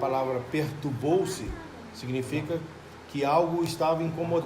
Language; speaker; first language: Portuguese; native; Portuguese